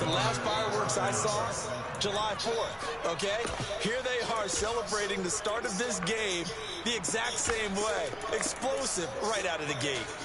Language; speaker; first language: English; native; English